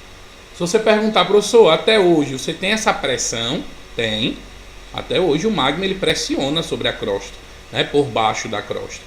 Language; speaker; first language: Portuguese; native; Portuguese